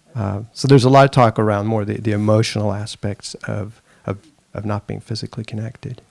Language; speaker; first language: English; non-native, fluent; Swedish